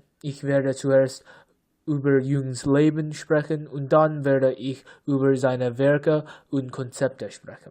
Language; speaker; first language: German; non-native, learner; English